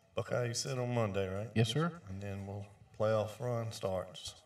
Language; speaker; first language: English; native; English